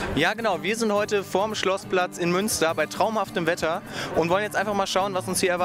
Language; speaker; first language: German; native; German